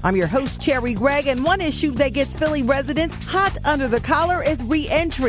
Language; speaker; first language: English; native; English